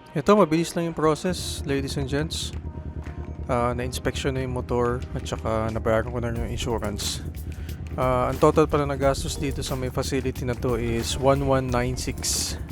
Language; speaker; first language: Filipino; native; Filipino